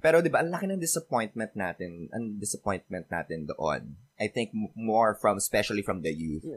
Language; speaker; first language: English; non-native, local second language; Filipino